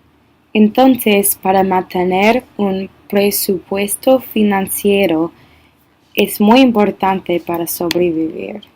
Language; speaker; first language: Spanish; non-native, learner; English